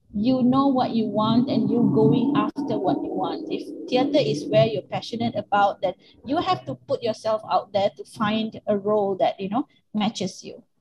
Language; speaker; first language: English; non-native, local second language; Malay